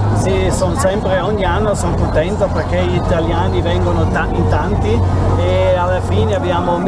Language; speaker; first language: Italian; non-native, local second language; German